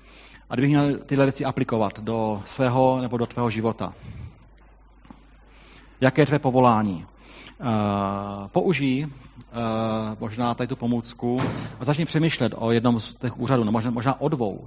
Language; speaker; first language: Czech; native; Czech